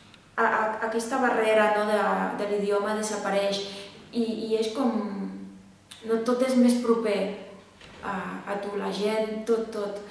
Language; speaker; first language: Catalan; non-native, fluent; Spanish